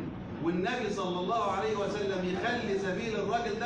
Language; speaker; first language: Arabic; native; Arabic